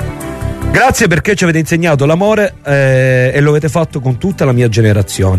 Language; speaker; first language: Italian; native; Italian